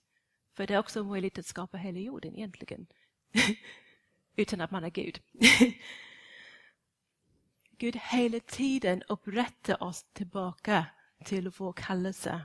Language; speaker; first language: Swedish; non-native, fluent; English